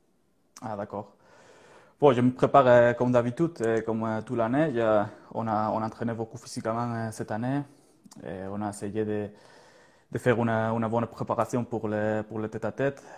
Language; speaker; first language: French; non-native, learner; Spanish